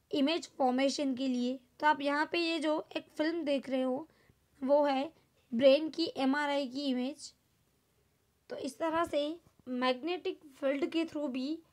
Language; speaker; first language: Hindi; non-native, local second language; Gujarati